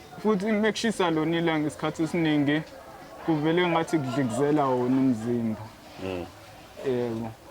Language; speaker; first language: Zulu; native; Zulu